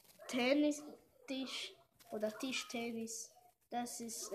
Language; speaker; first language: German; non-native, learner; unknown